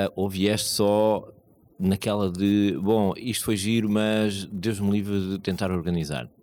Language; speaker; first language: Portuguese; native; Portuguese